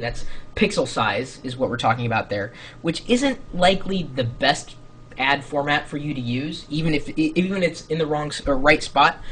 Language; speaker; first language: English; native; English